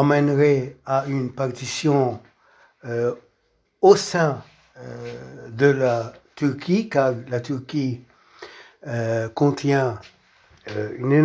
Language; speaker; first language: French; non-native, local second language; Arabic